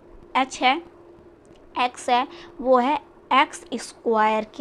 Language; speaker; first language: Hindi; native; Hindi